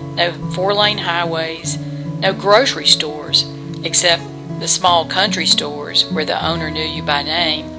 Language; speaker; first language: English; native; English